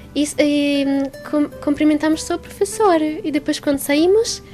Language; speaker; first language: Portuguese; non-native, learner; Italian